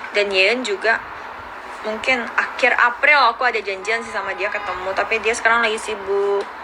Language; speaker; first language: Indonesian; early bilingual, other home language; Korean